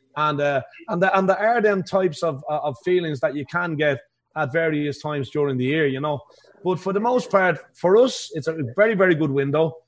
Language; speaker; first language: English; native; English